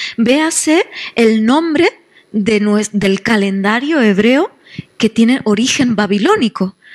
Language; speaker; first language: Spanish; native; Spanish